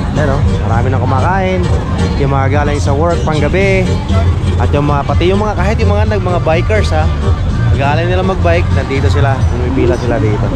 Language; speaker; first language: Filipino; non-native, local second language; Waray